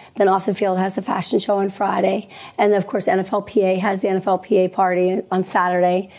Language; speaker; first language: English; native; English